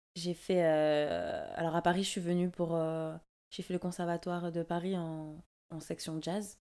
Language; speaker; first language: French; native; French